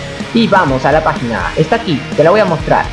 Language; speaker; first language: Spanish; native; Spanish